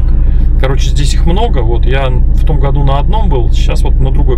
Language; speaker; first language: Russian; native; Russian